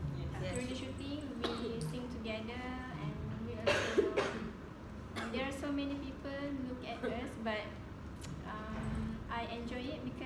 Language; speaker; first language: English; non-native, local second language; Malay